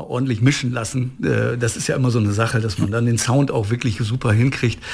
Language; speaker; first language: German; native; German